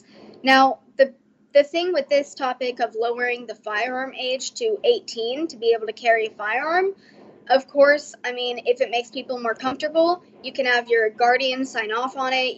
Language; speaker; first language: English; native; English